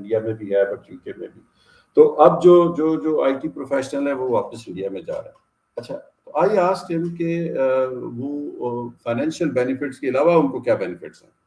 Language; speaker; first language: Urdu; native; Urdu